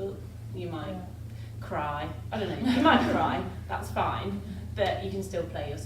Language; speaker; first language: English; native; English